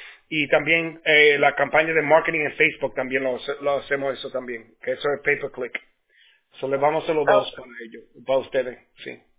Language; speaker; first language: Spanish; early bilingual, heritage; Spanish